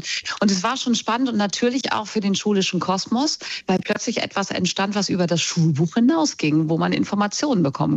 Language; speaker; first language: German; native; German